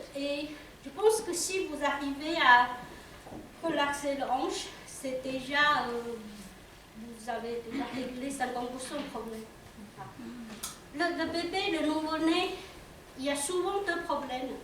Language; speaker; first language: French; non-native, local second language; Chinese